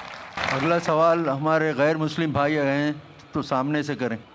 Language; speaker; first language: Hindi; native; Hindi